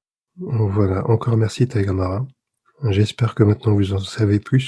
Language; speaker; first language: French; native; French